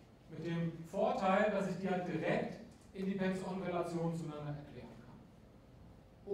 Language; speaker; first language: German; native; German